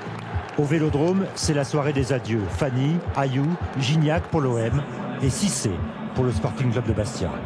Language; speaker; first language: French; native; French